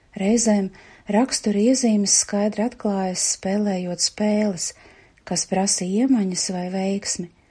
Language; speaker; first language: Latvian; native; Latvian